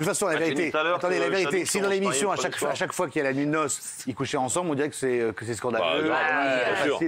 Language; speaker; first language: French; native; French